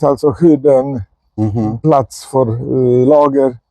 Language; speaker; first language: Swedish; non-native, fluent; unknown